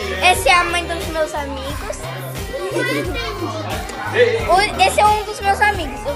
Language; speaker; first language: Portuguese; early bilingual, heritage; Portuguese